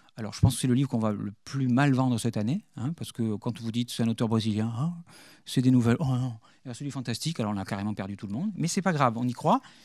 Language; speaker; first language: French; native; French